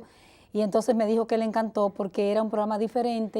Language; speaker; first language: Spanish; native; Spanish